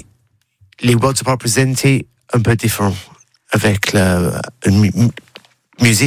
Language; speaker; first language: French; non-native, learner; English